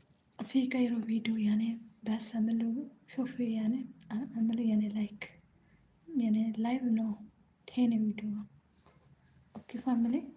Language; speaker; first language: Arabic; non-native, learner; Amharic